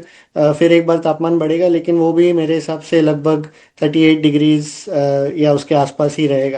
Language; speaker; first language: Hindi; non-native, local second language; Gujarati